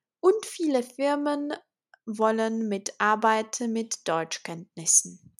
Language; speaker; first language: German; non-native, fluent; Czech